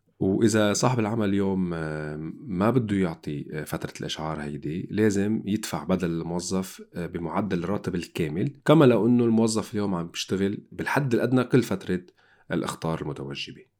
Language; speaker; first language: Arabic; native; Arabic